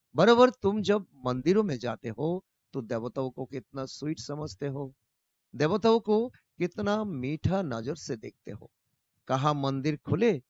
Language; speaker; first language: Hindi; non-native, local second language; Bangla